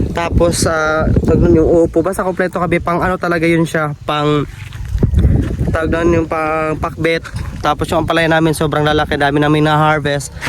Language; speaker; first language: Filipino; non-native, local second language; Cebuano